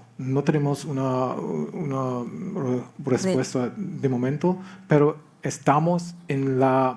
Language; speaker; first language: Spanish; non-native, learner; German